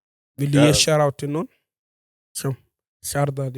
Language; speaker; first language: Swedish; non-native, fluent; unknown